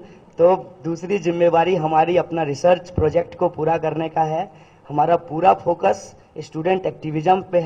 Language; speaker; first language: Hindi; native; Hindi